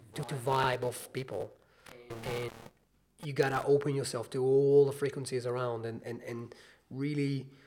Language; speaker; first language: English; non-native, fluent; Hebrew